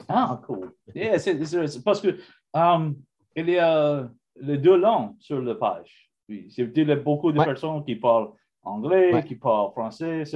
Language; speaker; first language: French; non-native, learner; English